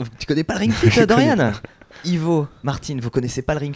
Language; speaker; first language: French; native; French